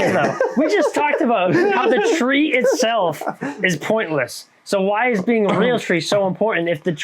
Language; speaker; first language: English; native; English